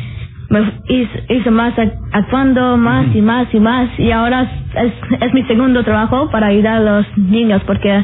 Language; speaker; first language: Spanish; early bilingual, heritage; Spanish